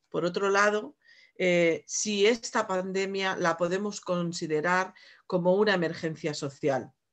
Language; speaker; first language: Spanish; native; Spanish